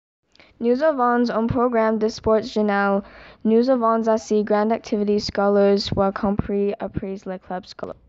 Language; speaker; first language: French; non-native, learner; English